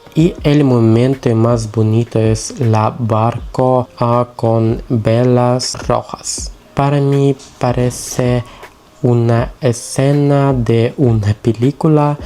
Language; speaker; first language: Spanish; non-native, learner; Russian